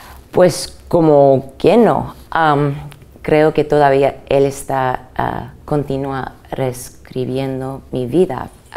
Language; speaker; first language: Spanish; early bilingual, other home language; English